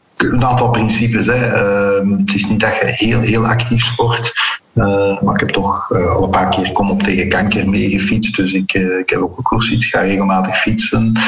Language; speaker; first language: Dutch; early bilingual, heritage; Dutch